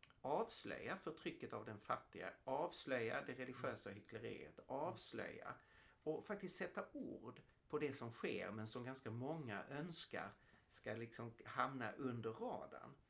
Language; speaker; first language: Swedish; native; Swedish